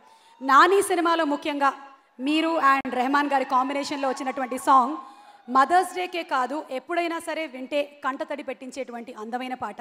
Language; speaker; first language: Telugu; native; Telugu